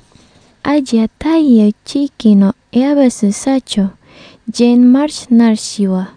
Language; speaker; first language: Japanese; non-native, fluent; Indonesian